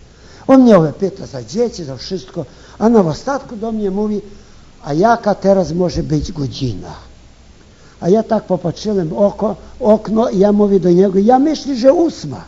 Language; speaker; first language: Polish; early bilingual, heritage; Ukrainian